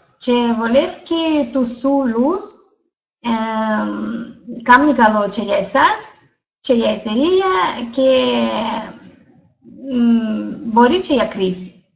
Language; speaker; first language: Greek; non-native, learner; Russian